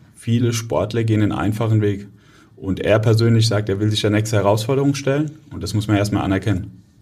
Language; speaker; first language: German; native; German